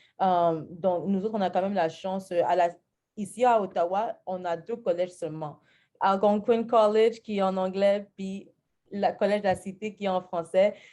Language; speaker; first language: French; early bilingual, other home language; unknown